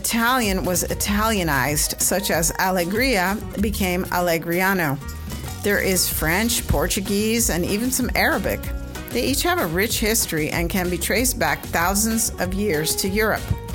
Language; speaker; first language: English; native; English